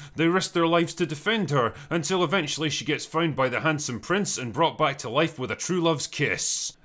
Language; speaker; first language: English; native; English